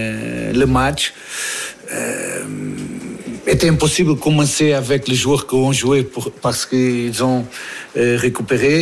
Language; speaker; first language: French; non-native, learner; Portuguese